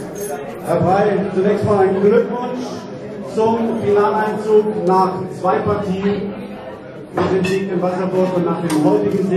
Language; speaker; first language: German; native; German